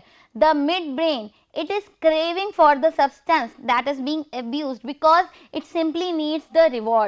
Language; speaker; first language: English; non-native, local second language; Hindi